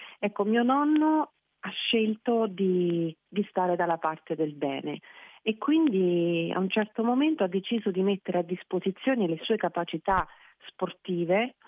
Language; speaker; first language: Italian; native; Italian